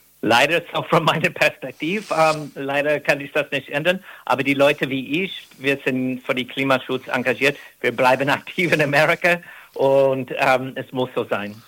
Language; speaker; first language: German; non-native, fluent; English